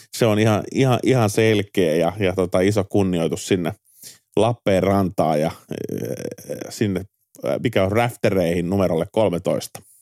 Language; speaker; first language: Finnish; native; Finnish